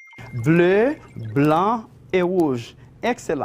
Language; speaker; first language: French; non-native, fluent; Spanish